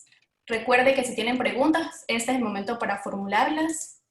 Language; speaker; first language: Spanish; native; Spanish